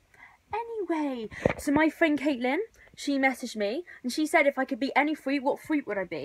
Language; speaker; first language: English; native; English